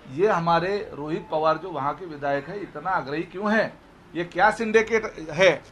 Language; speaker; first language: Hindi; non-native, local second language; Marathi